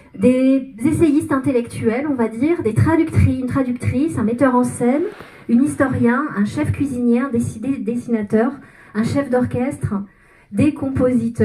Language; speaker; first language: French; native; French